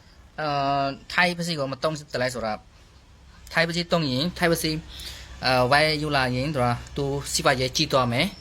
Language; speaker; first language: Burmese; non-native, learner; Khmer